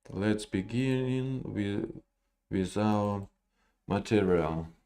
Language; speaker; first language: English; non-native, learner; Russian